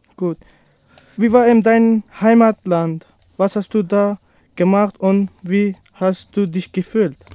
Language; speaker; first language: German; non-native, learner; Persian